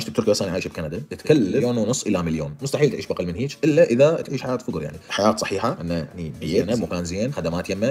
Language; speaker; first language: Arabic; native; Arabic